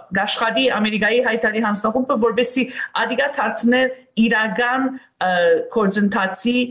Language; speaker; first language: Armenian; early bilingual, heritage; Armenian